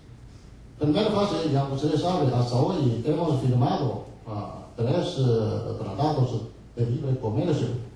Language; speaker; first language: Spanish; non-native, fluent; Chinese